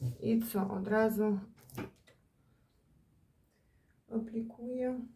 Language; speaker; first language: Polish; non-native, fluent; Ukrainian